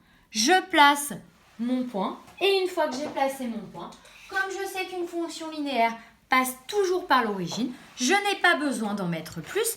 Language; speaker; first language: French; native; French